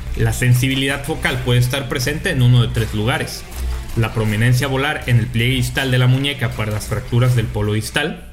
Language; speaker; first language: Spanish; native; Spanish